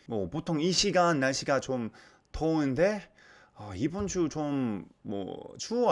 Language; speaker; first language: Korean; non-native, learner; English